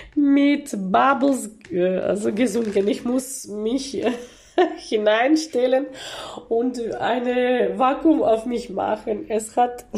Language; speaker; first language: German; non-native, learner; Ukrainian